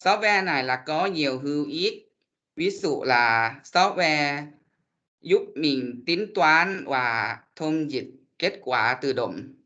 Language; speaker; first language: Vietnamese; non-native, learner; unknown